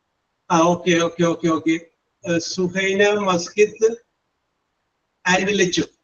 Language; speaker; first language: English; non-native, fluent; Malayalam